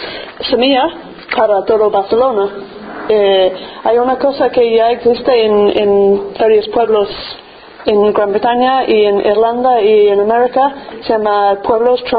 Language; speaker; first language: Spanish; non-native, fluent; English